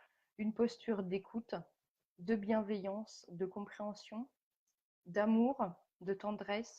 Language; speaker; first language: French; native; French